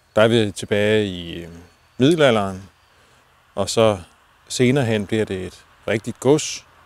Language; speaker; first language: Danish; native; Danish